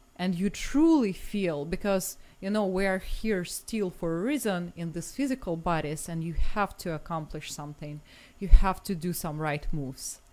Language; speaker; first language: English; non-native, fluent; Russian